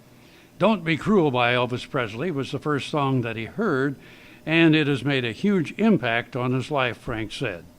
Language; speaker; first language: English; native; English